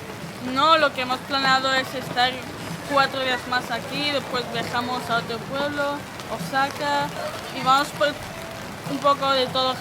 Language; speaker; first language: Spanish; early bilingual, other home language; Hebrew